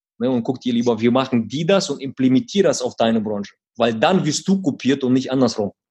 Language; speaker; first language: German; early bilingual, other home language; Russian